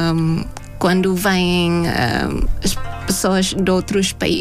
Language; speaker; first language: Portuguese; non-native, fluent; Thai